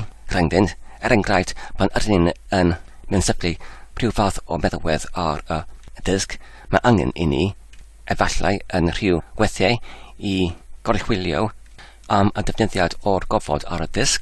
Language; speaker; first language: Welsh; non-native, learner; English